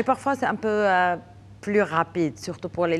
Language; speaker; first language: French; non-native, local second language; Arabic